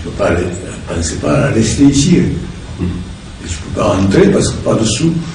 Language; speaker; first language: French; non-native, learner; Japanese